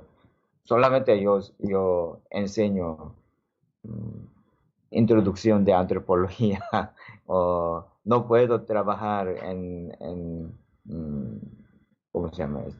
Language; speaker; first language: Spanish; non-native, learner; Korean